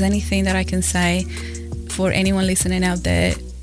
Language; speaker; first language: English; non-native, fluent; Spanish